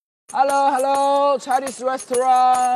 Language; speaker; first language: English; non-native, learner; Chinese